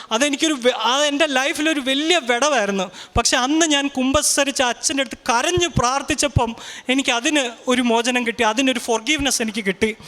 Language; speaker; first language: Malayalam; early bilingual, heritage; Malayalam